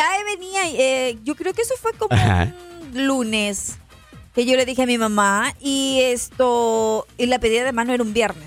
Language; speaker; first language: Spanish; native; Spanish